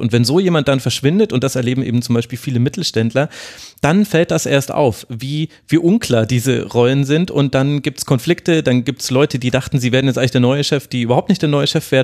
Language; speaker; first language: German; native; German